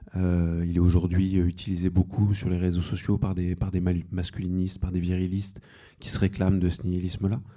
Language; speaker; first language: French; native; French